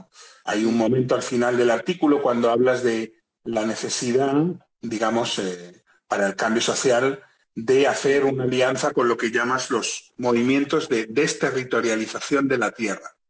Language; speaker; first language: Spanish; native; Spanish